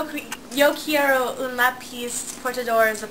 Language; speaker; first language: Spanish; non-native, learner; English